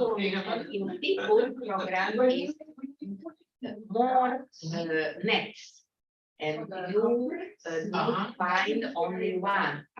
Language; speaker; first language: English; non-native, learner; Slovak